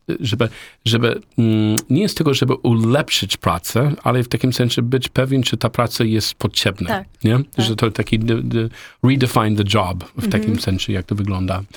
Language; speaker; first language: Polish; non-native, learner; English